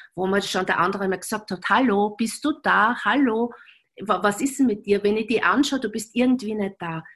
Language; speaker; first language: German; native; German